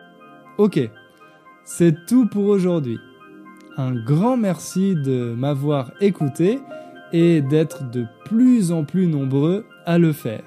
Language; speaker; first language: French; native; French